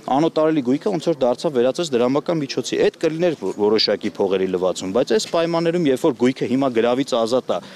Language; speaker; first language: Armenian; native; Armenian